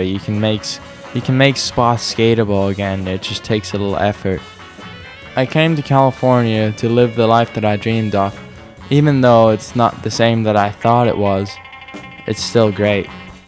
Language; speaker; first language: English; non-native, fluent; Finnish